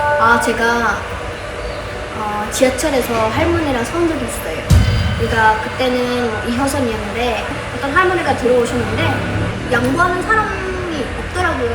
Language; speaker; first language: Korean; non-native, fluent; Indonesian